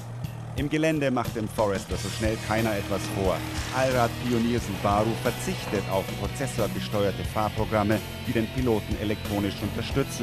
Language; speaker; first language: German; native; German